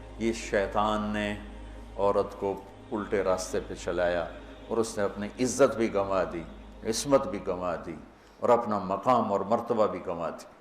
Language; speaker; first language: Urdu; non-native, local second language; Punjabi